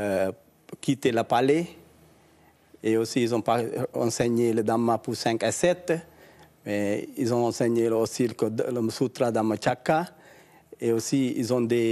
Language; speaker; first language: French; non-native, learner; Sinhala